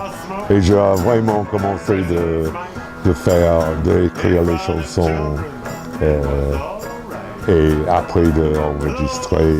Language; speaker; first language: French; non-native, fluent; English